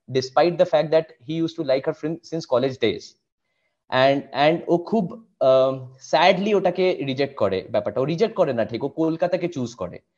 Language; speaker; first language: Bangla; non-native, local second language; Hindi